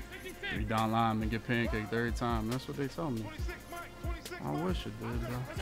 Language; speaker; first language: English; native; English